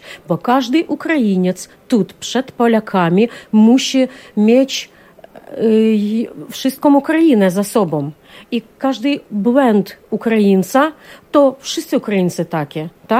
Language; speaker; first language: Polish; non-native, fluent; Ukrainian